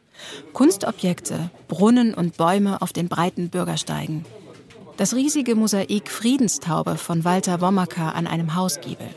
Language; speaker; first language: German; native; German